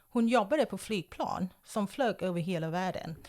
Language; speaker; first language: Swedish; non-native, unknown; Thai